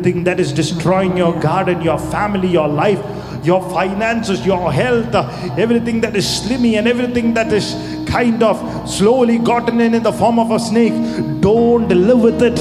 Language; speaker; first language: English; non-native, local second language; Malayalam